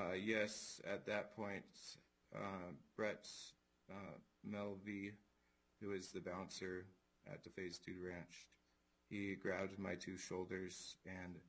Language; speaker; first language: English; native; English